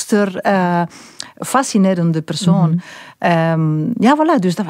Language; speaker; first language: Dutch; non-native, fluent; Spanish